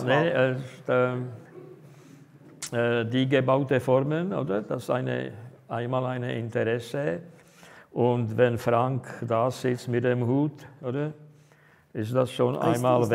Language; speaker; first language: German; non-native, fluent; Czech